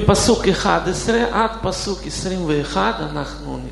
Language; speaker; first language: Hebrew; non-native, fluent; Russian